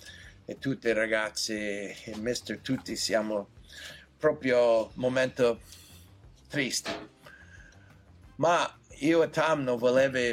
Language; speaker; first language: Italian; non-native, learner; English